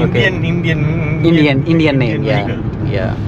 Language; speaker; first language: English; non-native, learner; Urdu